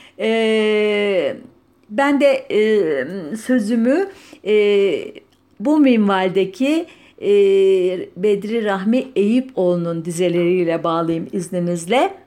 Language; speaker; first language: Turkish; native; Turkish